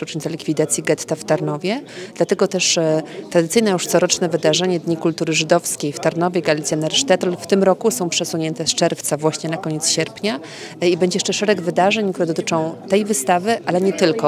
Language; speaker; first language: Polish; native; Polish